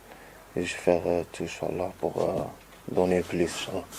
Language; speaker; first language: French; non-native, learner; Arabic